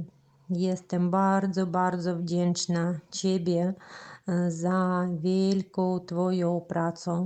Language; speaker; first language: Polish; non-native, learner; Russian